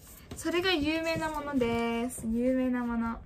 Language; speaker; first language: Japanese; early bilingual, heritage; Japanese